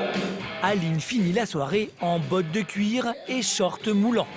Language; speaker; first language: French; native; French